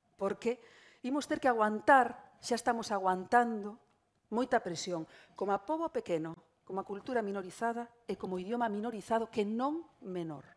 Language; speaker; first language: Galician; non-native, local second language; Spanish